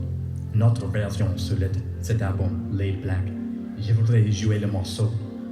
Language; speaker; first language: French; non-native, learner; English